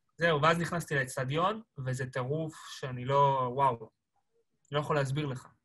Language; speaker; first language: Hebrew; early bilingual, other home language; Spanish